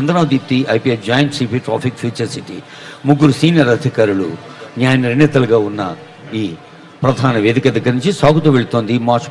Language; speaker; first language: Telugu; native; Telugu